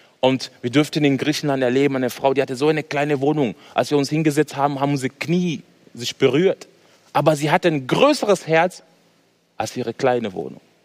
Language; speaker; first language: German; non-native, fluent; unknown